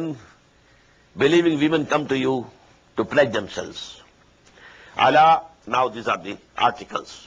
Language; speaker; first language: English; non-native, local second language; Urdu